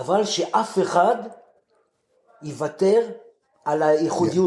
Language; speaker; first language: Hebrew; non-native, fluent; French